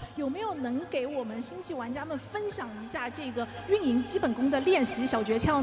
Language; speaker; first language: Chinese; native; Chinese